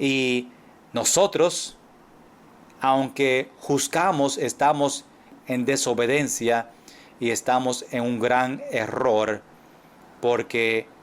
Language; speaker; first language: Spanish; non-native, fluent; English